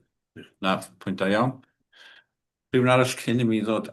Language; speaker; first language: Welsh; native; Welsh